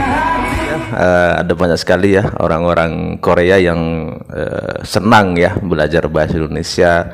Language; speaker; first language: Indonesian; native; Indonesian